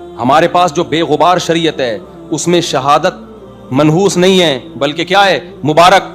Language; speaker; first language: Urdu; native; Urdu